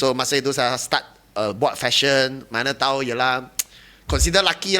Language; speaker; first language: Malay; non-native, local second language; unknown